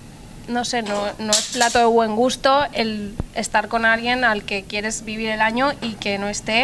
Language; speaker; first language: Spanish; native; Spanish